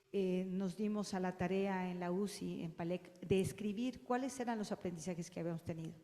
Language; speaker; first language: Spanish; native; Spanish